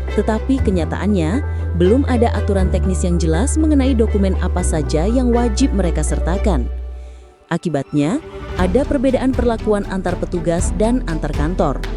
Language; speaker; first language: Indonesian; native; Indonesian